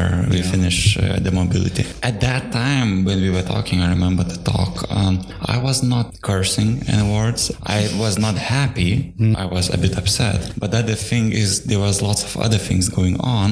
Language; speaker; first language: English; non-native, fluent; Lithuanian